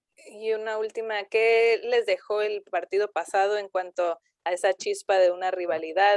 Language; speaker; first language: Spanish; native; Spanish